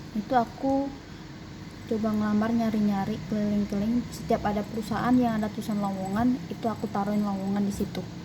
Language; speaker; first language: Indonesian; non-native, local second language; Javanese